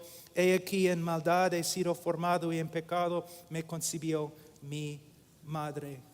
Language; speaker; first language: Spanish; non-native, fluent; English